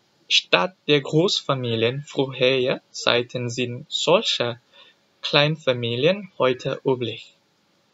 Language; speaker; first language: German; non-native, learner; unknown